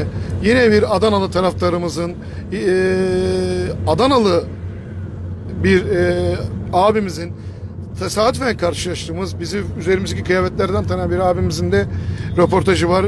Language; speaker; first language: Turkish; native; Turkish